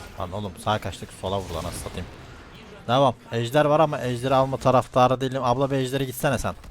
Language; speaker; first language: Turkish; native; Turkish